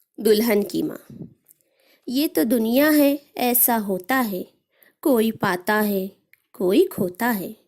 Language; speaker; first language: Urdu; native; Urdu